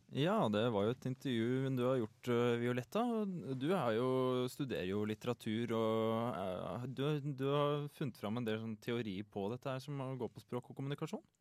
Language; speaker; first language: Norwegian; native; Norwegian